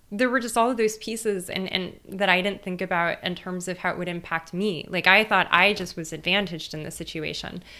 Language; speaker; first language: English; native; English